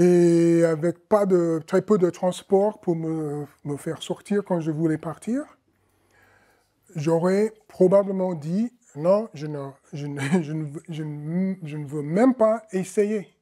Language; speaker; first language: French; non-native, fluent; English